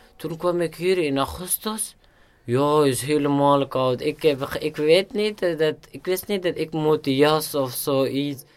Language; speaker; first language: Dutch; non-native, learner; Urdu